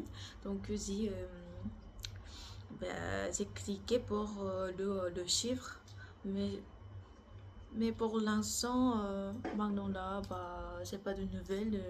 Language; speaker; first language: French; non-native, learner; Korean